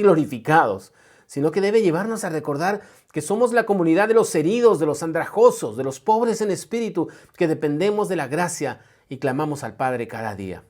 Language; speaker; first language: Spanish; native; Spanish